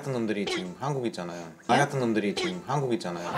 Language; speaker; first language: Korean; non-native, learner; Bulgarian